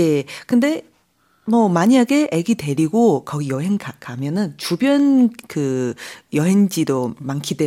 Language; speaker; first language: Korean; non-native, fluent; Chinese